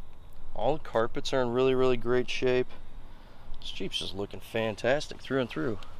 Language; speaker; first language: English; native; English